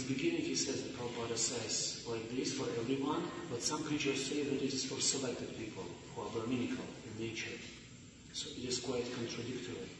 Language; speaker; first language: English; non-native, fluent; Russian